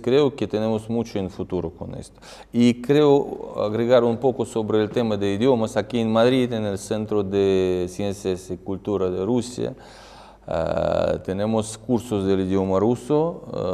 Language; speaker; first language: Spanish; non-native, fluent; Russian